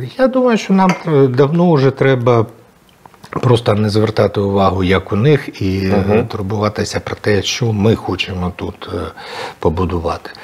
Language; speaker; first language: Ukrainian; non-native, local second language; Russian